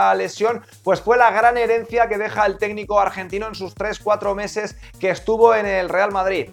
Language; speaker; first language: Spanish; native; Spanish